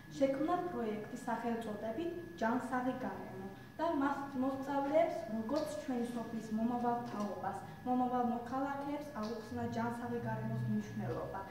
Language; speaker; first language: Georgian; non-native, local second language; Azerbaijani